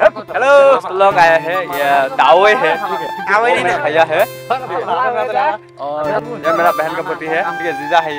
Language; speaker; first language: Hindi; non-native, local second language; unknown